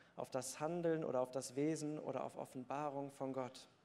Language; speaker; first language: German; native; German